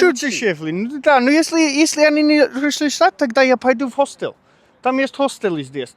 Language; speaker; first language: Russian; non-native, learner; English